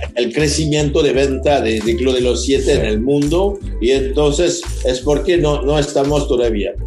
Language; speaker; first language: Spanish; non-native, fluent; French